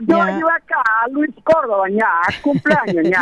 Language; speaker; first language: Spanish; non-native, local second language; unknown